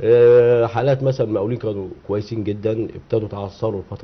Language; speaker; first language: Arabic; native; Arabic